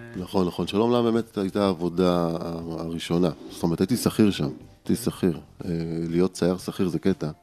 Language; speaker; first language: Hebrew; native; Hebrew